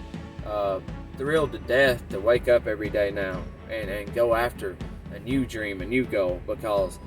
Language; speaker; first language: English; native; English